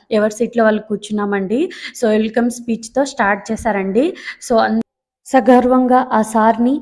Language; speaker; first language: Telugu; non-native, local second language; Lambadi